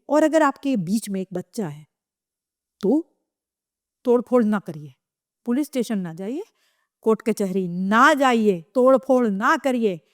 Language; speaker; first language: Hindi; native; Hindi